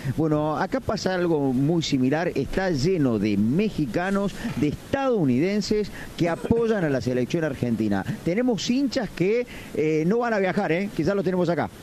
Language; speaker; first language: Spanish; native; Spanish